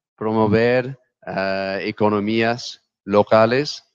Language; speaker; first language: Spanish; non-native, fluent; English